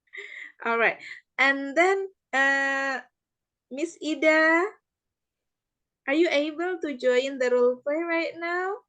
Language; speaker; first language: English; non-native, fluent; Indonesian